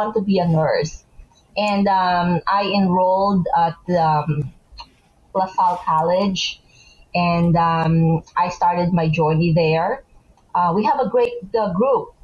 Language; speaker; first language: English; non-native, local second language; Hiligaynon